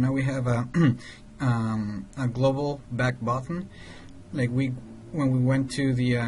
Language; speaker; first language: English; non-native, fluent; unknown